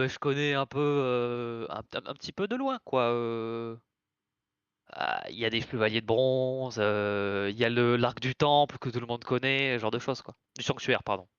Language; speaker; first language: French; native; French